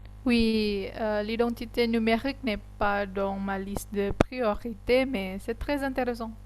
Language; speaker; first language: French; non-native, learner; Indonesian